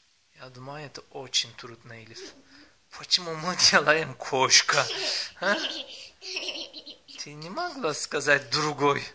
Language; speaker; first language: Russian; non-native, learner; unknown